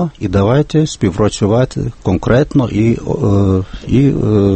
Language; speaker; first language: Ukrainian; non-native, fluent; Lithuanian